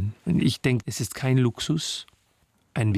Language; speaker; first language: German; non-native, learner; French